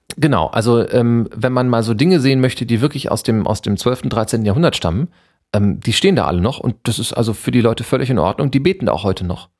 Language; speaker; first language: German; native; German